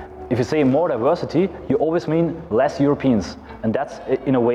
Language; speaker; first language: English; non-native, fluent; German